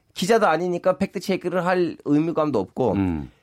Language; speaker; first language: Korean; non-native, fluent; Turkish